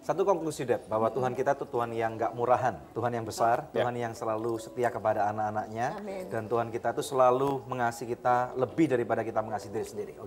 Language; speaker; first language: Indonesian; native; Indonesian